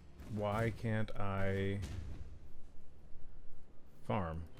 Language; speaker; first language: English; native; English